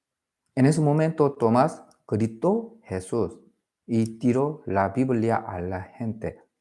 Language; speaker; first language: Spanish; non-native, learner; Korean